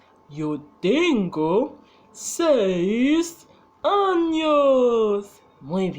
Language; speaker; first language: Spanish; non-native, fluent; English